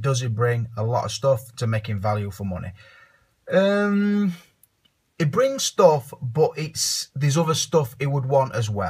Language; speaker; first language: English; native; English